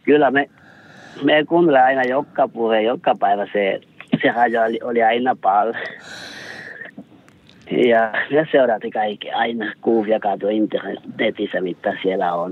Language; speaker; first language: Finnish; non-native, learner; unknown